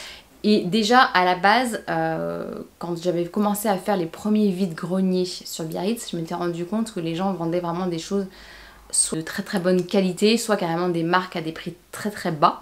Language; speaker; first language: French; native; French